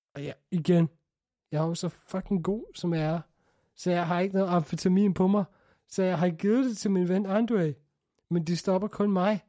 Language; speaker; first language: Danish; native; Danish